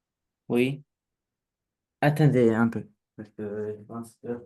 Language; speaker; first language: French; non-native, learner; Romanian